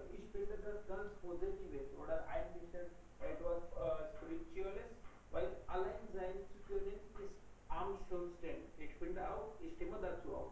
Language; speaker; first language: German; non-native, learner; Hindi